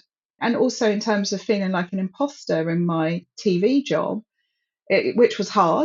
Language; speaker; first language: English; native; English